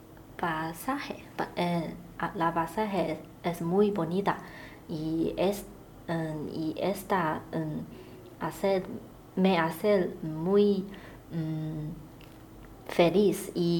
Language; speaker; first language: Spanish; non-native, learner; Chinese